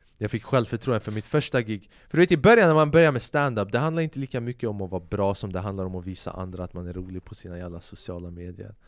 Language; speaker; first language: Swedish; early bilingual, other home language; Albanian